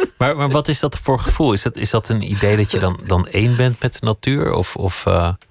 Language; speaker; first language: Dutch; native; Dutch